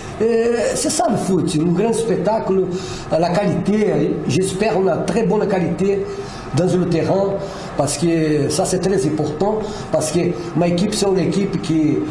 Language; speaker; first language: French; non-native, fluent; Portuguese